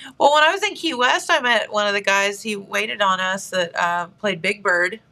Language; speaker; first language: English; native; English